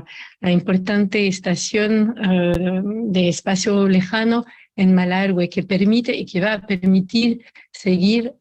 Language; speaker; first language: Spanish; non-native, fluent; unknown